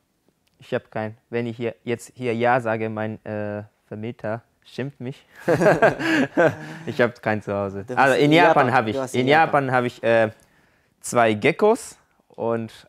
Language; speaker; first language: German; non-native, learner; Japanese